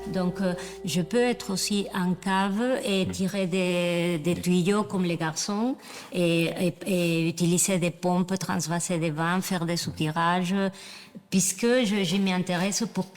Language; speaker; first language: French; non-native, fluent; Spanish